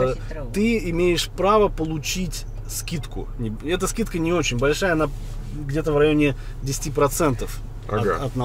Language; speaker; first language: Russian; native; Russian